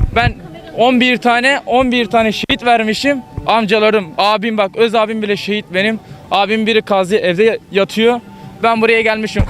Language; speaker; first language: Turkish; non-native, fluent; Arabic